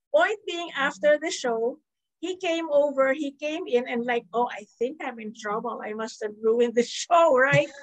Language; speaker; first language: English; non-native, local second language; Filipino